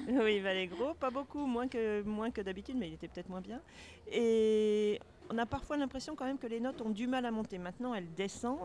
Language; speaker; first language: French; native; French